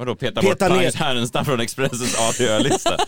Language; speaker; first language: Swedish; native; Swedish